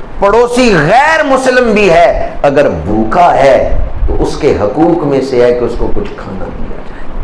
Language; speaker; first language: Urdu; non-native, local second language; Punjabi